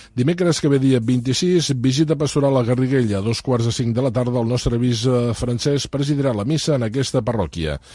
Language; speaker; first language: Catalan; native; Catalan